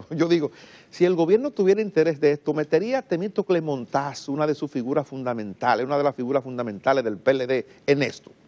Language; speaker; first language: Spanish; native; Spanish